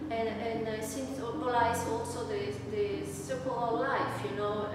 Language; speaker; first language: English; non-native, fluent; Italian